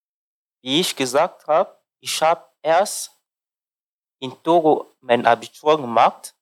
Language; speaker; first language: German; non-native, learner; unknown